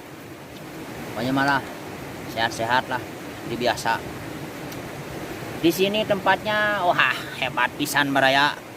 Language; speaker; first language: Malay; non-native, local second language; Sundanese